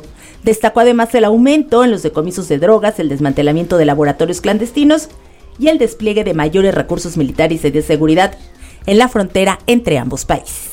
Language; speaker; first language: Spanish; native; Spanish